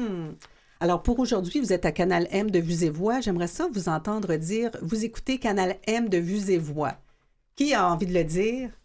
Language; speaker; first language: French; native; French